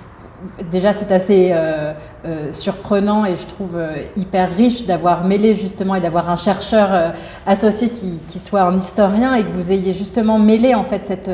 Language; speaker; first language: French; native; French